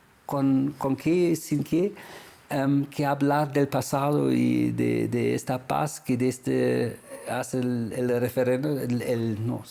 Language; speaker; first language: Spanish; non-native, fluent; German